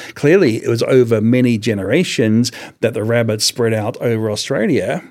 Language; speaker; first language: English; native; English